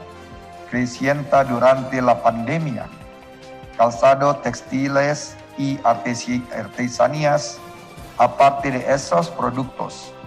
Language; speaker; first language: Spanish; non-native, learner; Indonesian